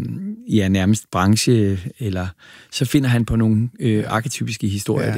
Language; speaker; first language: Danish; native; Danish